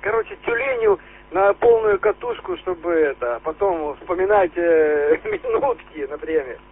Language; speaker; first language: Russian; native; Russian